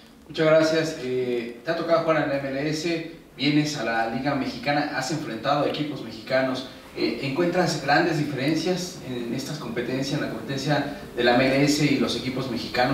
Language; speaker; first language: Spanish; native; Spanish